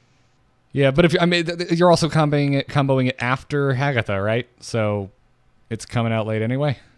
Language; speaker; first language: English; native; English